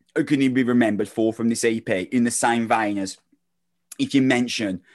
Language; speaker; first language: English; native; English